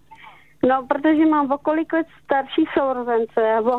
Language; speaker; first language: Czech; native; Czech